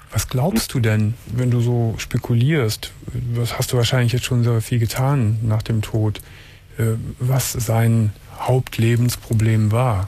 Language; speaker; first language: German; native; German